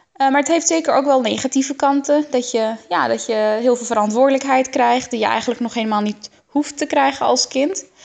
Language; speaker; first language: Dutch; early bilingual, other home language; Arabic